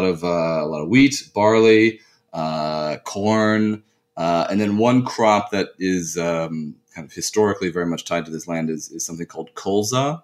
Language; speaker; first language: English; native; English